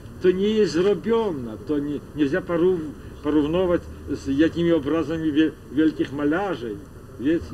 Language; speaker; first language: Polish; non-native, fluent; Russian